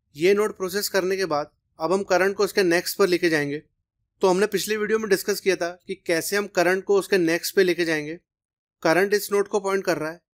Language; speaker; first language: Hindi; native; Hindi